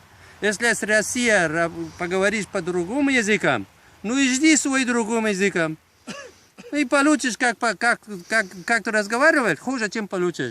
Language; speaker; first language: Russian; non-native, learner; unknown